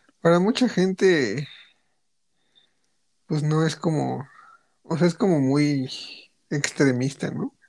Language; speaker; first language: Spanish; native; Spanish